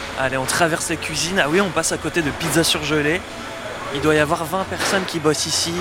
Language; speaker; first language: French; native; French